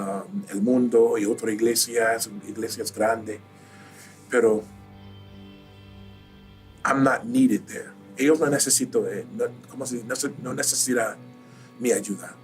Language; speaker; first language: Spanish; early bilingual, heritage; Spanish